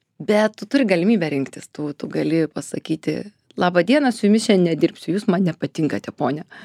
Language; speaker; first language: Lithuanian; native; Lithuanian